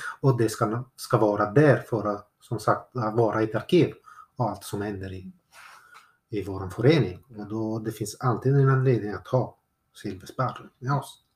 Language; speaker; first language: Swedish; non-native, fluent; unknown